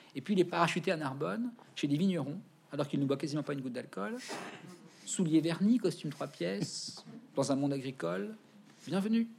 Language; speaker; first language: French; native; French